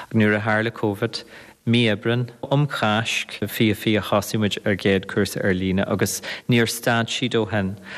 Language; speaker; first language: Irish; native; Irish